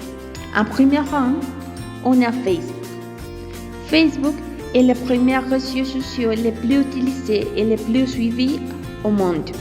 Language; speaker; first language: French; non-native, learner; Spanish